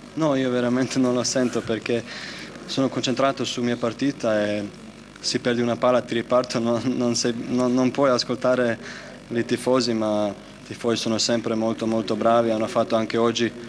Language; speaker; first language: Italian; non-native, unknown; Croatian